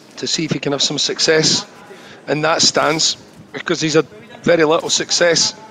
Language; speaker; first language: English; native; English